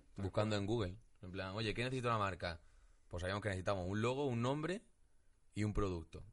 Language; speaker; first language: Spanish; native; Spanish